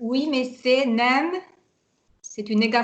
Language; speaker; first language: French; non-native, fluent; Hungarian